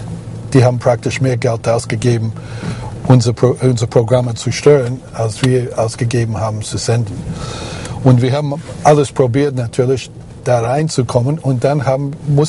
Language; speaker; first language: German; non-native, fluent; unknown